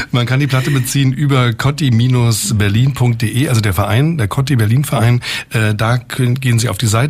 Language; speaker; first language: German; native; German